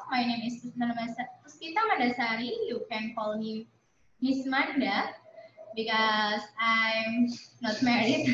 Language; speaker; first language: English; non-native, learner; Indonesian